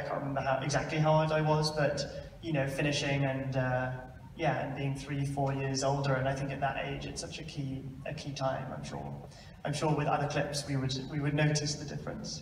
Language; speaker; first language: English; native; English